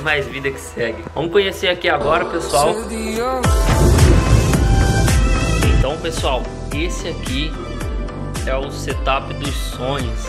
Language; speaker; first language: Portuguese; native; Portuguese